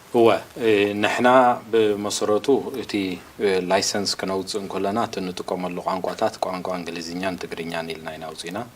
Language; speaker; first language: Tigrinya; native; Tigrinya